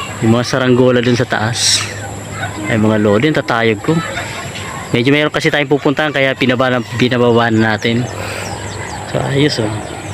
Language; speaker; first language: Filipino; non-native, local second language; Bikol